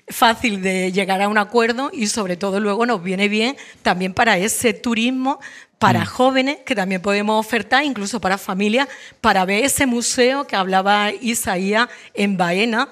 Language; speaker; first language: Spanish; native; Spanish